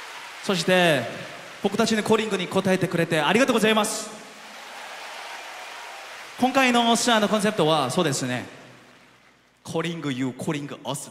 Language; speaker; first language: Japanese; non-native, fluent; Korean